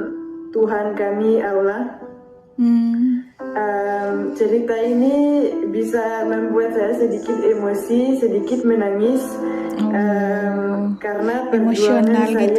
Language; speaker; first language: Indonesian; non-native, fluent; French